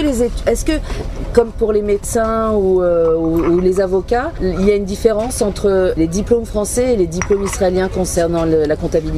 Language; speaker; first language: French; native; French